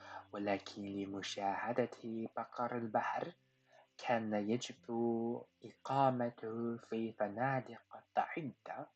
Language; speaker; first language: Arabic; non-native, fluent; Chinese